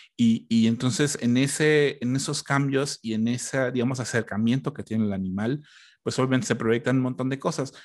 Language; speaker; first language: Spanish; native; Spanish